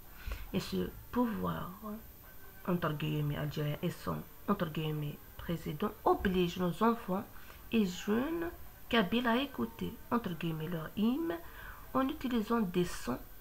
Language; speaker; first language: French; non-native, local second language; Kabyle